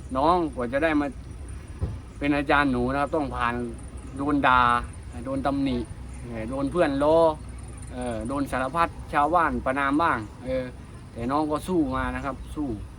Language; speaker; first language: Thai; native; Thai